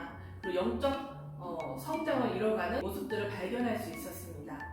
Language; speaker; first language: Korean; native; Korean